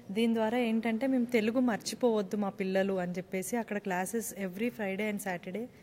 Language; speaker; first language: Telugu; native; Telugu